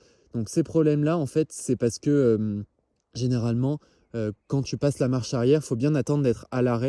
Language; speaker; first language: French; native; French